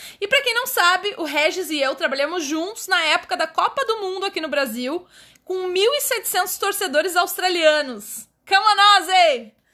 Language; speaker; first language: Portuguese; native; Portuguese